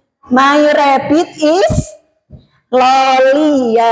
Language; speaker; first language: English; non-native, learner; Indonesian